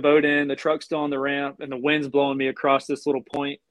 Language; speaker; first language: English; native; English